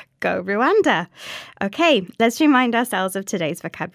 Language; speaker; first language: English; native; English